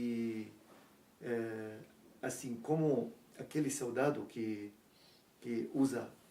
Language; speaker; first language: Portuguese; non-native, learner; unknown